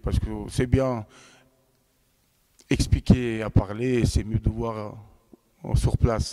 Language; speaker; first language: French; non-native, fluent; Georgian